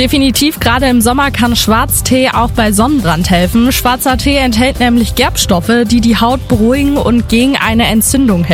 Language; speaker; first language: German; native; German